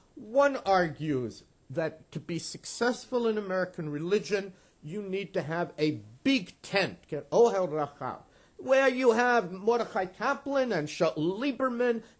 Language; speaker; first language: English; native; English